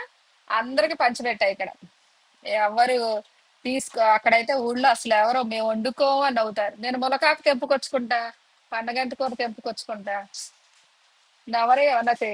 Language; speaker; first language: Telugu; native; Telugu